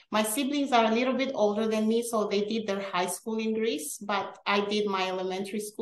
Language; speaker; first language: English; early bilingual, other home language; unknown